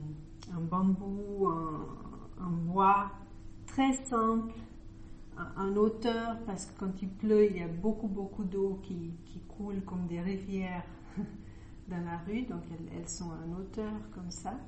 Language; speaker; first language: French; non-native, fluent; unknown